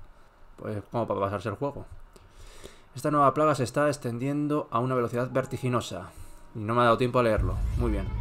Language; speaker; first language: Spanish; native; Spanish